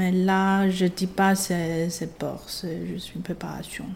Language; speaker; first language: French; non-native, fluent; Chinese